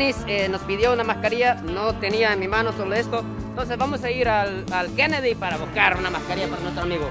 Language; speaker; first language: Spanish; non-native, fluent; Japanese